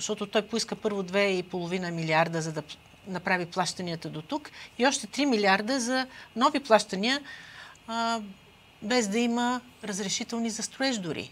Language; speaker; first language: Bulgarian; native; Bulgarian